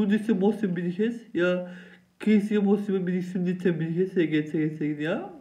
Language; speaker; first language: German; non-native, learner; Turkish